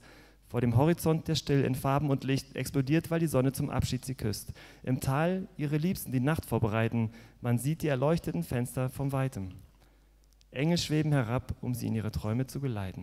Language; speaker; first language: German; native; German